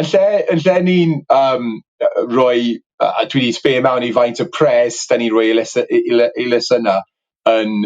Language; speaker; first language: Welsh; native; Welsh